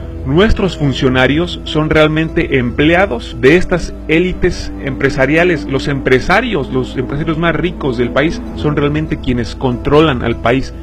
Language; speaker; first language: Spanish; native; Spanish